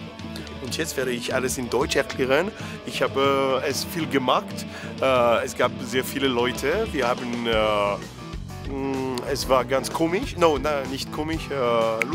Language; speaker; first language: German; non-native, learner; French